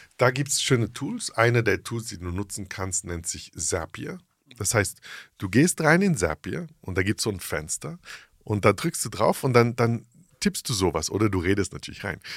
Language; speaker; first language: German; early bilingual, heritage; English